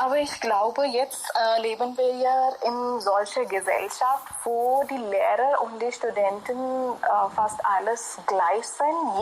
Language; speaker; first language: German; non-native, fluent; Hindi